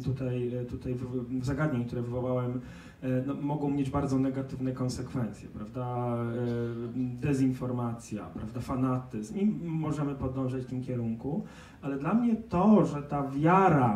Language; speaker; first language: Polish; native; Polish